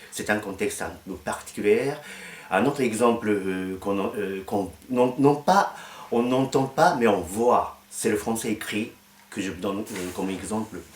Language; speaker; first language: French; non-native, fluent; Japanese